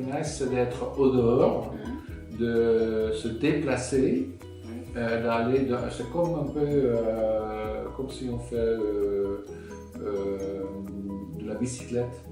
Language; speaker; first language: French; non-native, fluent; Dutch